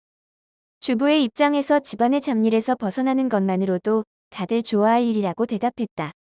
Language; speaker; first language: Korean; native; Korean